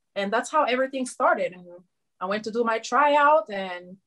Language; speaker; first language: English; non-native, fluent; Susu